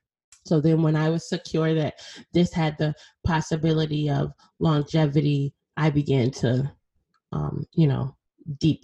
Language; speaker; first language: English; native; English